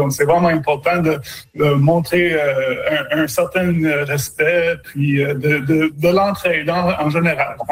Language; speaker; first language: French; native; French